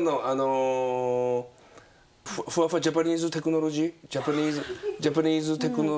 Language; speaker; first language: English; non-native, learner; Japanese